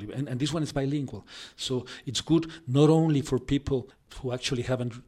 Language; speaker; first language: English; non-native, fluent; Spanish